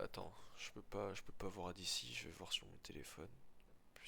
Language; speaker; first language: French; native; French